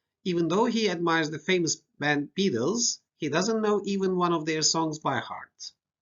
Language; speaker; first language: English; non-native, fluent; Turkish